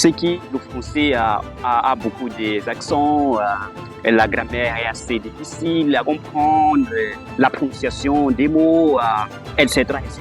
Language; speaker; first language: French; non-native, fluent; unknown